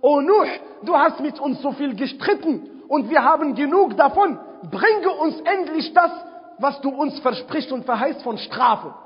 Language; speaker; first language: German; non-native, fluent; Arabic